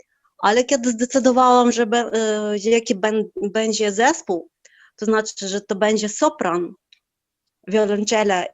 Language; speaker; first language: Polish; non-native, fluent; Ukrainian